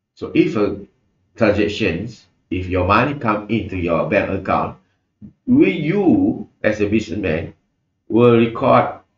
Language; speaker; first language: English; non-native, local second language; Malay